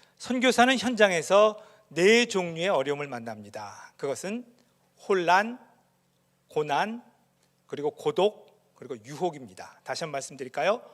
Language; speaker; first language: Korean; native; Korean